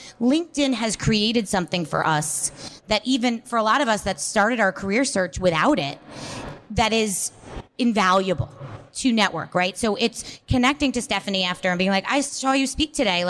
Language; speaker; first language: English; native; English